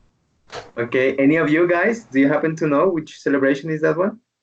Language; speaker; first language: English; non-native, learner; Spanish